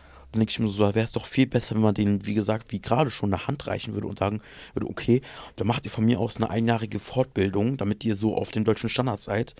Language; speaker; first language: German; early bilingual, other home language; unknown